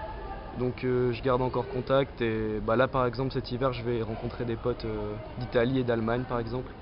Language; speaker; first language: French; native; French